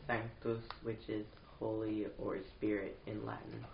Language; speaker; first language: English; native; English